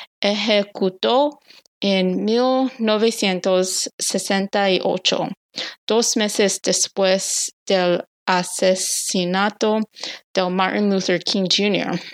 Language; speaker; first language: Spanish; non-native, learner; English